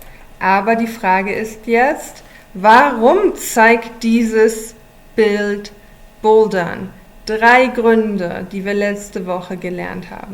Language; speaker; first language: German; non-native, fluent; English